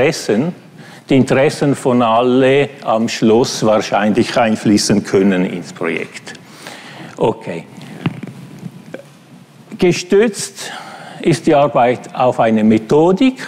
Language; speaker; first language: German; non-native, fluent; Italian